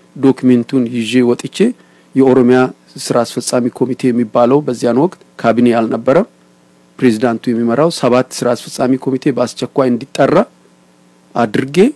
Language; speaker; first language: Amharic; non-native, local second language; Oromo